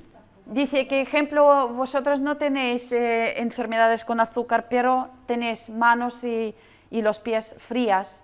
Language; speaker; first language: Spanish; non-native, learner; Russian